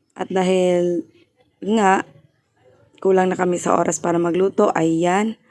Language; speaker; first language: Filipino; non-native, local second language; Cebuano